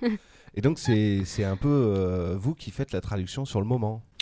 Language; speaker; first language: French; native; French